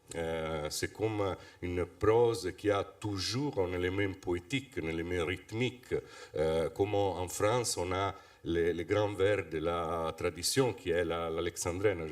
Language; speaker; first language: French; non-native, fluent; Italian